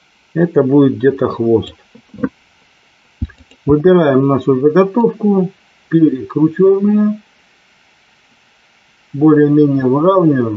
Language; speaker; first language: Russian; native; Russian